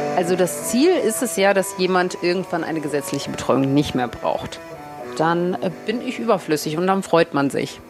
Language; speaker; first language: German; early bilingual, other home language; Russian